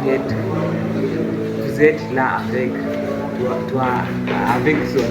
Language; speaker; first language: French; non-native, learner; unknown